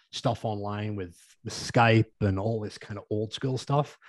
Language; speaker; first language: English; native; English